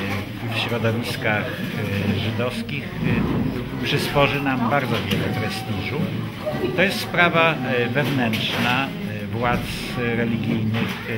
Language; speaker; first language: Polish; native; Polish